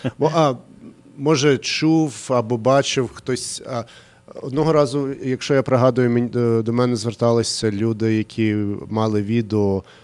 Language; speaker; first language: Ukrainian; early bilingual, heritage; Ukrainian